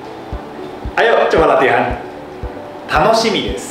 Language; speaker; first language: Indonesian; non-native, fluent; Japanese